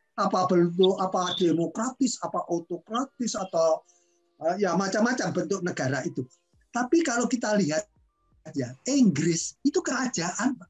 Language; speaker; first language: Indonesian; non-native, local second language; Javanese